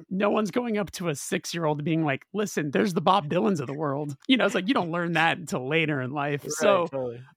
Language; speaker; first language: English; native; English